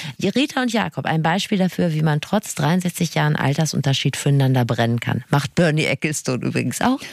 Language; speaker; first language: German; native; German